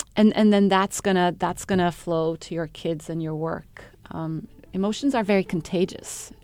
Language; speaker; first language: English; non-native, fluent; Arabic